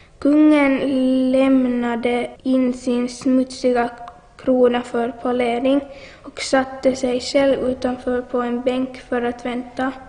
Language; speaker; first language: Swedish; native; Swedish